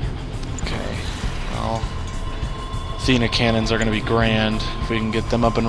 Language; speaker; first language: English; native; English